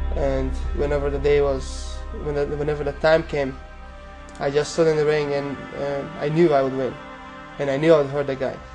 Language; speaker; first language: English; non-native, fluent; Persian